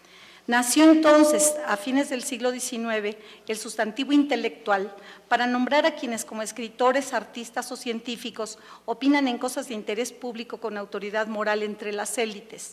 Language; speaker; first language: Spanish; native; Spanish